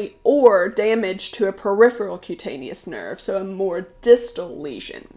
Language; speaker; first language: English; native; English